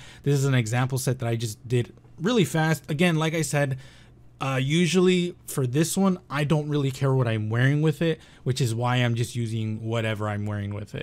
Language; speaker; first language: English; native; English